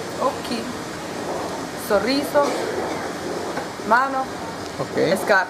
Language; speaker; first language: Italian; non-native, learner; Hungarian